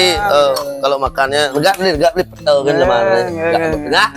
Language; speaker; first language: Indonesian; non-native, local second language; Balinese